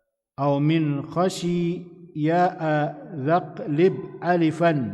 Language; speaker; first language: Arabic; non-native, fluent; Indonesian